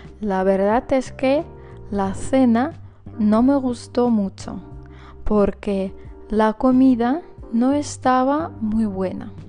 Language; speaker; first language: Spanish; non-native, fluent; Russian